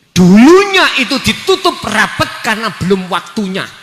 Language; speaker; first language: Indonesian; non-native, local second language; Javanese